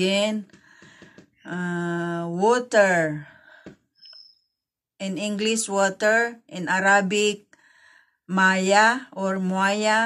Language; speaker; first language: English; non-native, fluent; Filipino